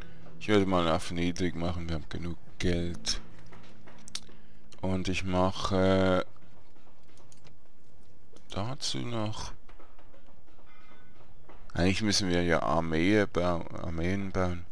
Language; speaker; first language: German; native; German